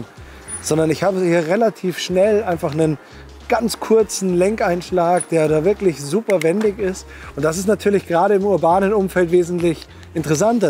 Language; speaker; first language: German; native; German